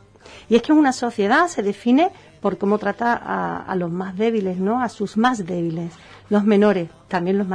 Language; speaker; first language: Spanish; native; Spanish